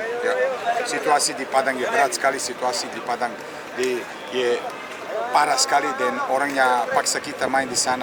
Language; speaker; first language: Indonesian; non-native, learner; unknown